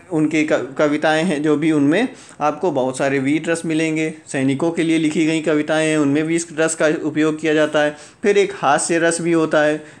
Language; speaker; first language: Hindi; native; Hindi